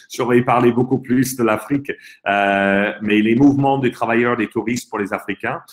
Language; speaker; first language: French; non-native, fluent; English